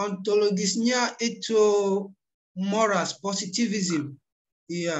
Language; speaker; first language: Indonesian; non-native, learner; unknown